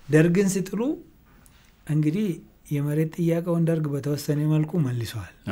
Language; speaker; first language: Amharic; non-native, local second language; Oromo